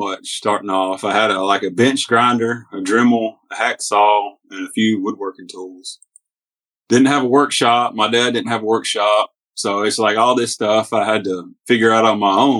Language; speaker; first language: English; native; English